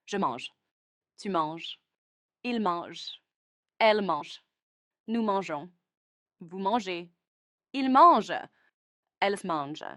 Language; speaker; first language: French; non-native, learner; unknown